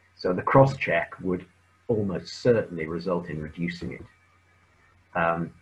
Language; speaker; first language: English; native; English